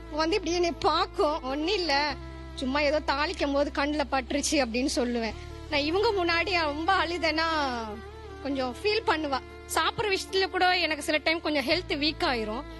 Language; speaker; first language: Tamil; native; Tamil